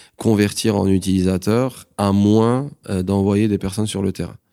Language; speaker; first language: French; non-native, local second language; Arabic